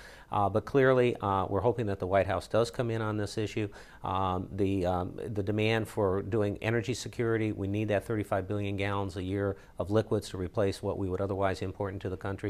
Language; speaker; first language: English; native; English